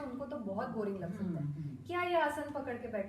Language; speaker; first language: Hindi; non-native, local second language; Marathi